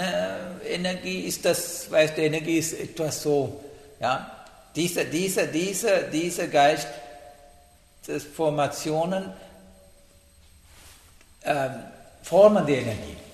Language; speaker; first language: German; non-native, learner; Sinhala